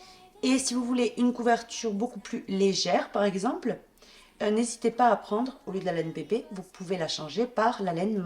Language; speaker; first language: French; native; French